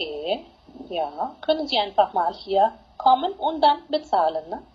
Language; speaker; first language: German; non-native, fluent; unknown